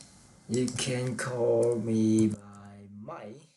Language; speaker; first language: English; non-native, learner; Vietnamese